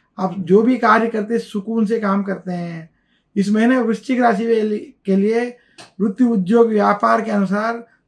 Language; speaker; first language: Hindi; non-native, local second language; Telugu